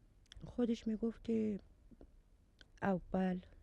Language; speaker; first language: Persian; non-native, learner; Arabic